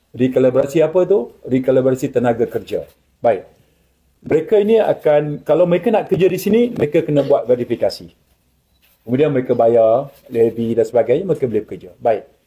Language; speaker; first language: Malay; native; Malay